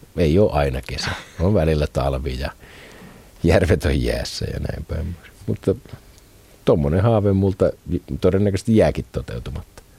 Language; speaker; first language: Finnish; native; Finnish